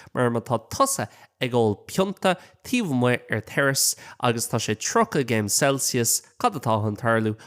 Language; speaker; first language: Irish; non-native, local second language; English